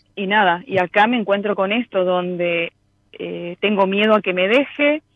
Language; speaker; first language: Spanish; native; Spanish